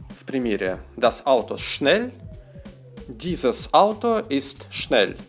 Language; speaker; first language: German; non-native, fluent; Russian